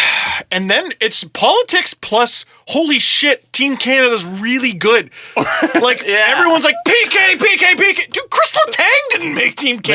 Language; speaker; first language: English; native; English